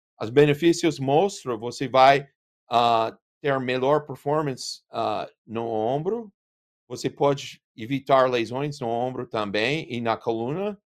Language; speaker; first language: Portuguese; non-native, learner; English